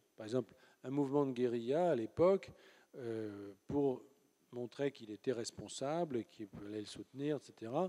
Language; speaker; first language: French; native; French